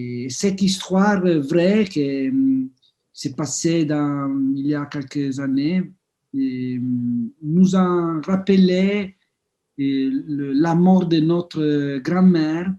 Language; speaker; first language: French; non-native, fluent; Italian